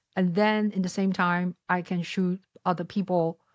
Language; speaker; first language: English; non-native, fluent; Chinese